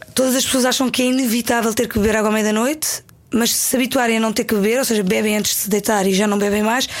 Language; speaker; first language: Portuguese; native; Portuguese